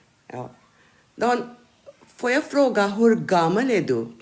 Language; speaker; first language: Swedish; non-native, learner; Urdu